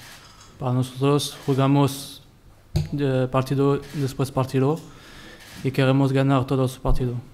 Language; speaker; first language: Spanish; non-native, learner; French